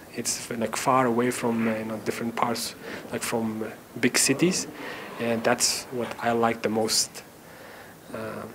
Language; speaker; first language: English; non-native, fluent; Tajik